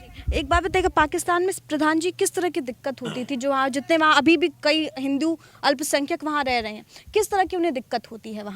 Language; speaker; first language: Hindi; native; Hindi